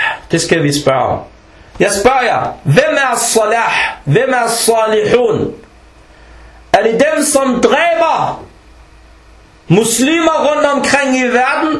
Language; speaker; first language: Danish; non-native, local second language; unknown